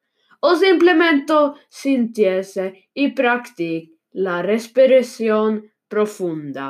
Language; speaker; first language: Spanish; non-native, learner; Swedish